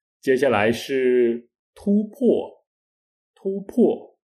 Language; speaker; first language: Chinese; native; Chinese